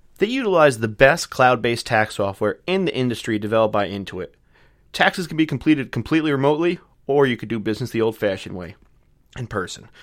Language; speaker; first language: English; native; English